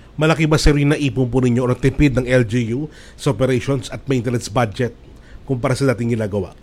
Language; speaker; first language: Filipino; native; Filipino